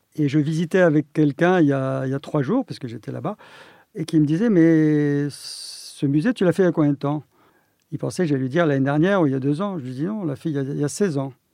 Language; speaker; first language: French; native; French